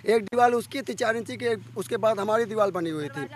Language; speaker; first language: Hindi; native; Hindi